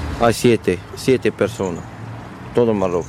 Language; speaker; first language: Spanish; non-native, learner; Arabic